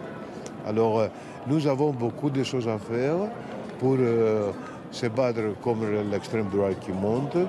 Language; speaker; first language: French; non-native, fluent; Greek